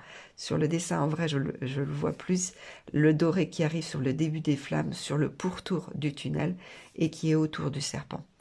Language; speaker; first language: French; native; French